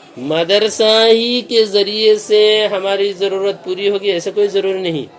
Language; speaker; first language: Urdu; non-native, local second language; Manipuri